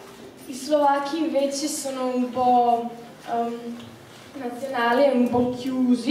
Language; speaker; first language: Italian; early bilingual, heritage; Slovak